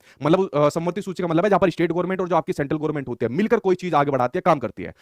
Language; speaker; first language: Hindi; native; Hindi